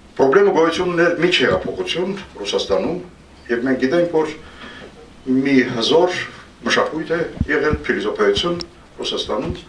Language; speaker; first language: Armenian; native; Armenian